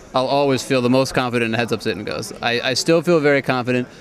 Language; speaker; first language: English; native; English